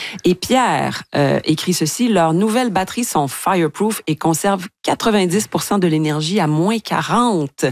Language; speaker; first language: French; native; French